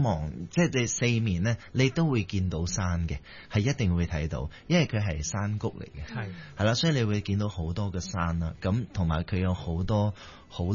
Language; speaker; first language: Cantonese; early bilingual, heritage; Cantonese